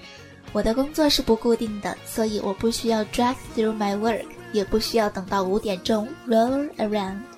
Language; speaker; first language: Chinese; native; Chinese